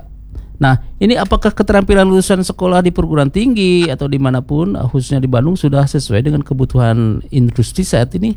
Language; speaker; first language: Indonesian; non-native, local second language; Sundanese